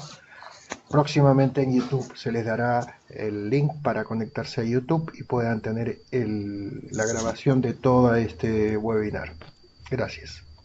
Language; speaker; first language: Spanish; native; Spanish